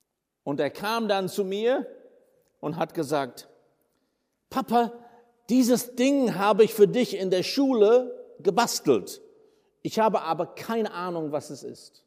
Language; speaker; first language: German; non-native, fluent; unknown